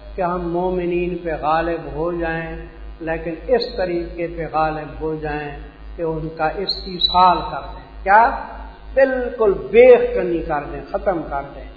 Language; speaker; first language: Urdu; non-native, local second language; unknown